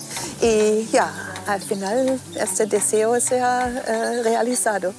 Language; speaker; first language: Spanish; non-native, fluent; German